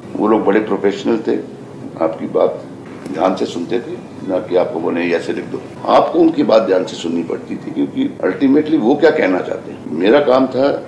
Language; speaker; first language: Hindi; native; Hindi